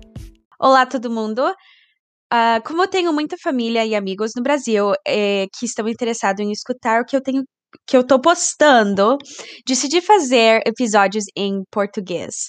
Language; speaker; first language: Portuguese; early bilingual, heritage; Portuguese